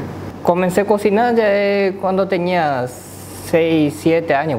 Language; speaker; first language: Spanish; non-native, local second language; Japanese